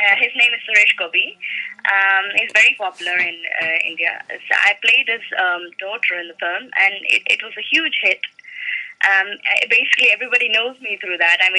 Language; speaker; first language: English; non-native, local second language; Malayalam